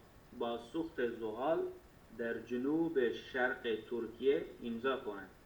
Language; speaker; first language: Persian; non-native, learner; Turkish